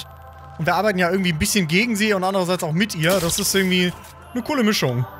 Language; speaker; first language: German; native; German